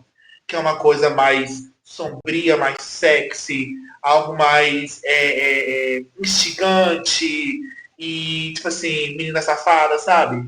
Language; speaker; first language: Portuguese; native; Portuguese